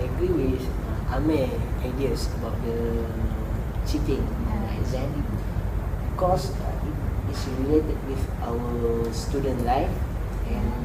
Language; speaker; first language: English; non-native, local second language; Malay